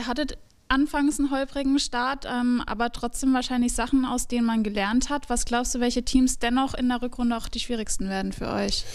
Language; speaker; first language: German; native; German